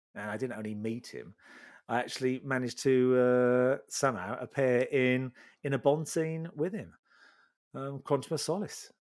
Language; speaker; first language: English; native; English